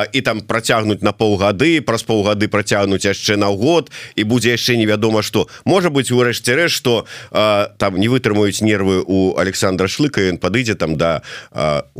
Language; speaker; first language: Belarusian; non-native, local second language; Russian